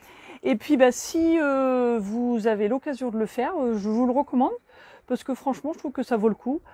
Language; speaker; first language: French; native; French